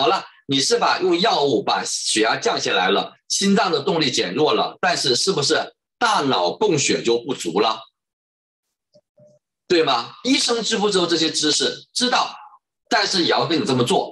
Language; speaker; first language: Chinese; native; Chinese